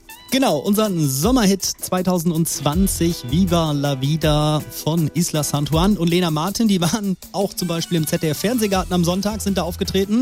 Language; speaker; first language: German; native; German